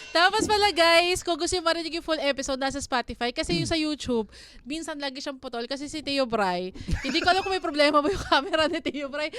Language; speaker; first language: Filipino; native; Filipino